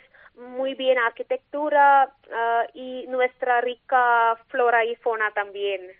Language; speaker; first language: Spanish; non-native, learner; Malayalam